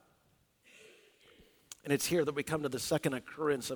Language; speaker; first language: English; native; English